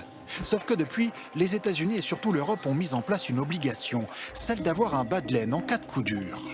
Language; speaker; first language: French; native; French